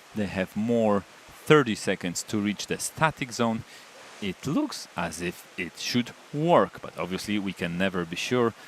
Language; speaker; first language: English; non-native, fluent; Polish